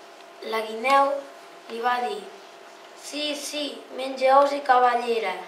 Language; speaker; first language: Catalan; native; Catalan